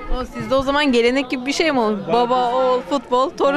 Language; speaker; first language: Turkish; native; Turkish